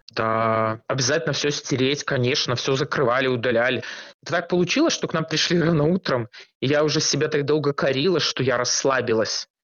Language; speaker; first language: Russian; native; Russian